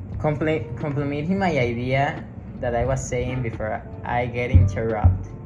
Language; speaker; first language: English; non-native, learner; Spanish